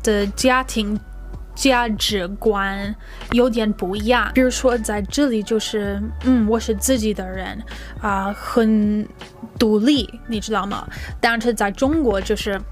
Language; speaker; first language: Chinese; non-native, fluent; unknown